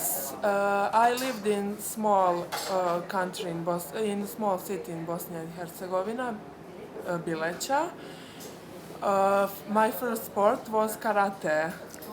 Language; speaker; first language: English; non-native, fluent; Serbian